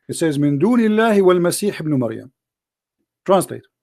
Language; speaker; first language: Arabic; native; Arabic